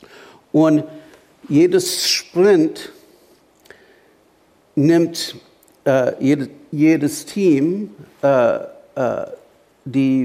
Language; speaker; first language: German; non-native, fluent; English